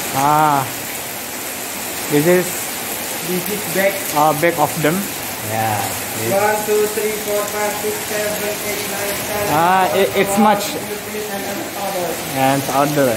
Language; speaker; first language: English; non-native, learner; Indonesian